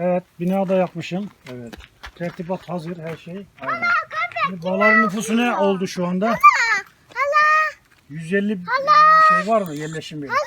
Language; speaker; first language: Turkish; native; Turkish